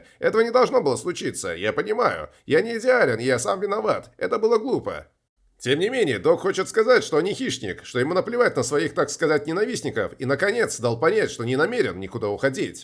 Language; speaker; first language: Russian; native; Russian